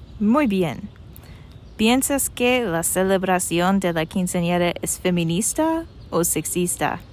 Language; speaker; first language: Spanish; non-native, learner; English